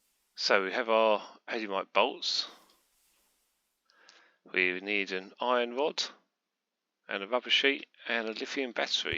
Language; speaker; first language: English; native; English